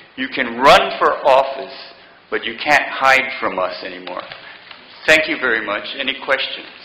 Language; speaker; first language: English; native; English